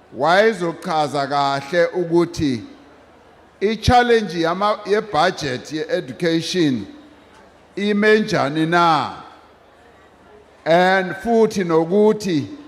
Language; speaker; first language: Zulu; non-native, local second language; Venda